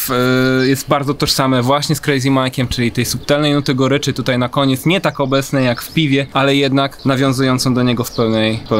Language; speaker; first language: Polish; native; Polish